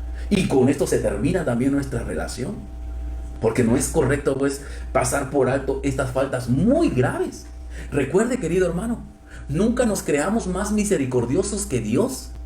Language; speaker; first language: Spanish; native; Spanish